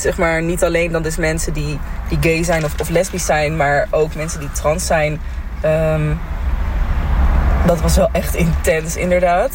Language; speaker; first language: Dutch; native; Dutch